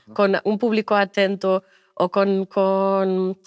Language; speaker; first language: Spanish; non-native, fluent; German